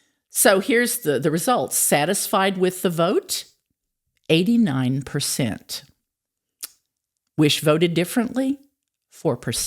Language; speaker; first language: English; native; English